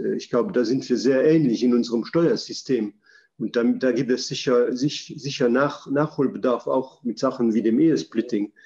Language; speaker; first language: German; non-native, local second language; Luxembourgish